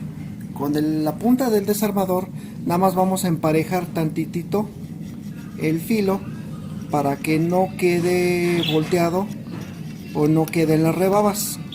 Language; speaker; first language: Spanish; native; Spanish